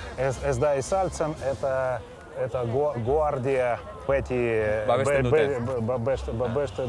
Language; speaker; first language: Basque; non-native, learner; Russian